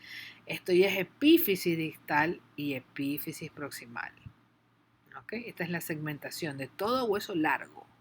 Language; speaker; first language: Spanish; native; Spanish